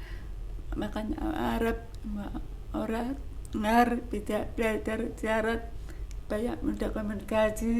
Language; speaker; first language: Indonesian; non-native, local second language; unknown